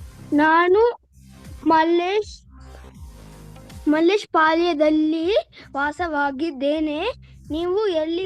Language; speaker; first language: Kannada; non-native, learner; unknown